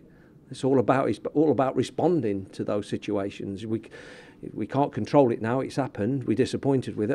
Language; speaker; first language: English; native; English